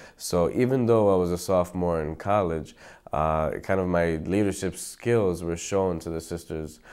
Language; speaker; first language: English; native; English